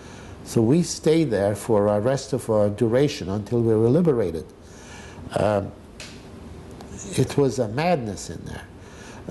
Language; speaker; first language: English; non-native, fluent; Hungarian